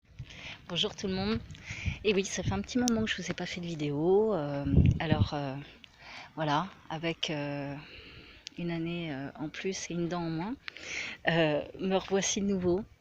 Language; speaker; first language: French; native; French